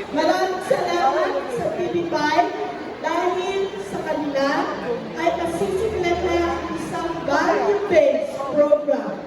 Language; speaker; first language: Filipino; native; Filipino